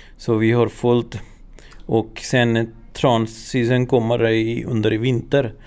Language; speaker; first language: Swedish; non-native, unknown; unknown